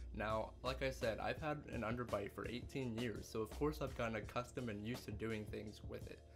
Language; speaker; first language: English; native; English